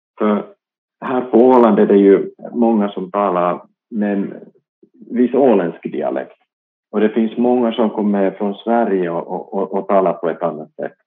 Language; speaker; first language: Swedish; non-native, local second language; Finnish